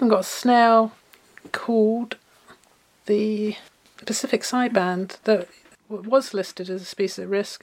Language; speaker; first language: English; native; English